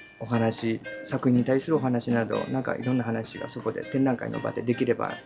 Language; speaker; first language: Japanese; native; Japanese